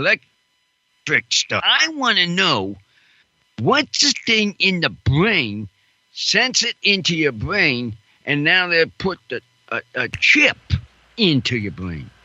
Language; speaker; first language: English; non-native, fluent; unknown